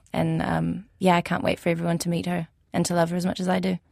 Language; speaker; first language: English; early bilingual, other home language; Arabic